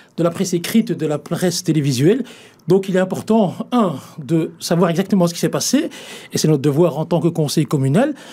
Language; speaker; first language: French; native; French